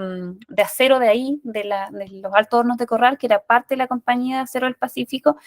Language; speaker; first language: Spanish; native; Spanish